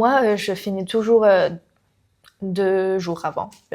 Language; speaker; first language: French; non-native, learner; Chinese